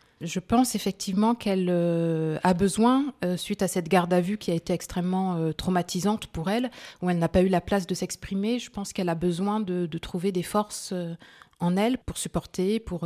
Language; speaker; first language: French; early bilingual, other home language; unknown